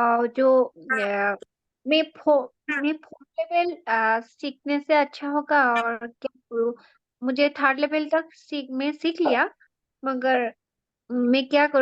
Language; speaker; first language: Hindi; non-native, local second language; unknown